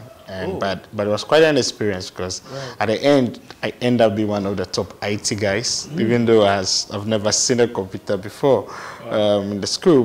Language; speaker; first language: English; non-native, local second language; Akan